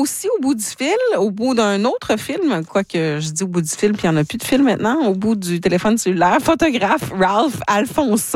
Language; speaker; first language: French; native; French